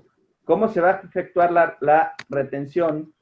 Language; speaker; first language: Spanish; native; Spanish